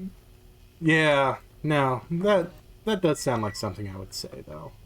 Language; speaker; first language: English; native; English